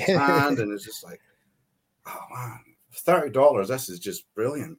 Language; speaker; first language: English; native; English